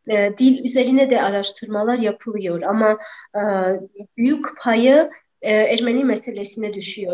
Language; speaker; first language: Turkish; non-native, fluent; Armenian